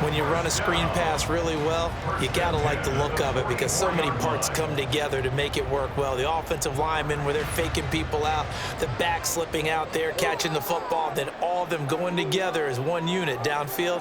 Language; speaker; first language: English; native; English